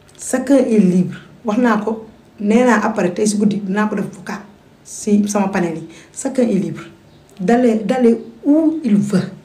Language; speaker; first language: Wolof; non-native, local second language; Fula